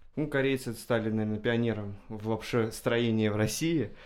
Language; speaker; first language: Russian; native; Russian